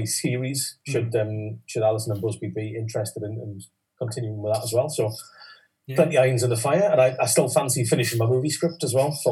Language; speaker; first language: English; native; English